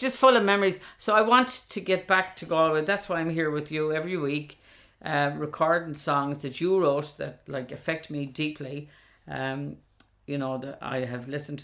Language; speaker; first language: English; native; English